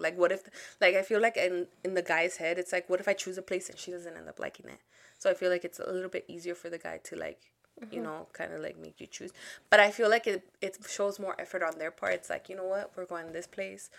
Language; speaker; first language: English; early bilingual, other home language; Spanish